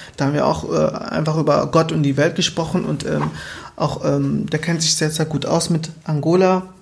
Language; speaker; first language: German; early bilingual, other home language; Portuguese